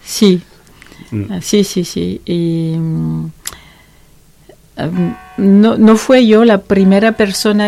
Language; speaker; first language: Spanish; non-native, learner; French